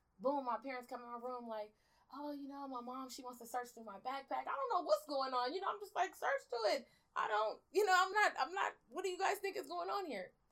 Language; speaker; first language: English; early bilingual, other home language; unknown